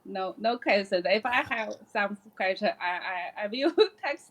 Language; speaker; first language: English; non-native, learner; Chinese